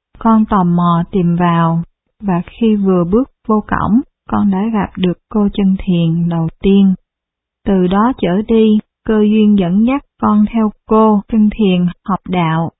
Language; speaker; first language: Vietnamese; early bilingual, heritage; Vietnamese